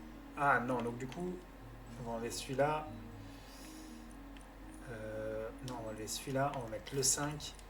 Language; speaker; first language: French; native; French